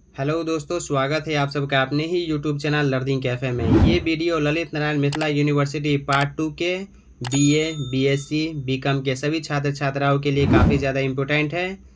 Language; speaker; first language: Hindi; native; Hindi